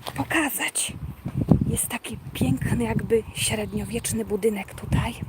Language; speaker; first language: Polish; native; Polish